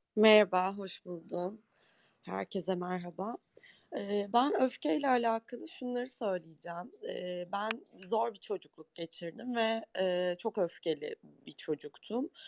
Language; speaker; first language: Turkish; native; Turkish